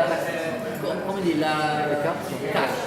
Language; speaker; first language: French; non-native, learner; Italian